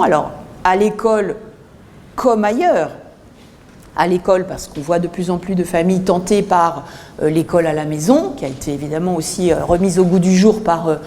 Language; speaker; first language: French; native; French